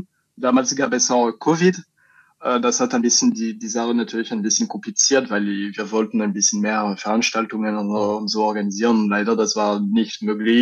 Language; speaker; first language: German; non-native, learner; French